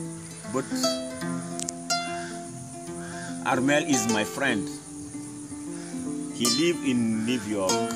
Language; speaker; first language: English; non-native, learner; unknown